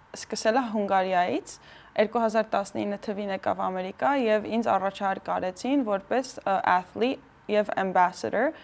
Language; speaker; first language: Armenian; early bilingual, heritage; Armenian